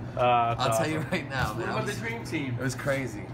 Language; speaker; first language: English; native; English